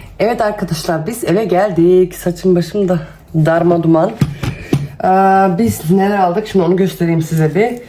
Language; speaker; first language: Turkish; early bilingual, heritage; Turkish